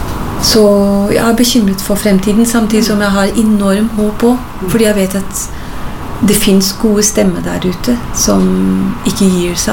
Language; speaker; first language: Norwegian; non-native, fluent; English